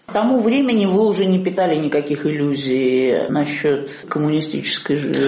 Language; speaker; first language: Russian; native; Russian